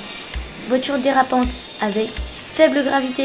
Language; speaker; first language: French; native; French